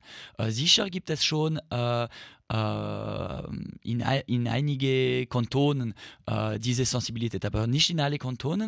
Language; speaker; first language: German; non-native, learner; French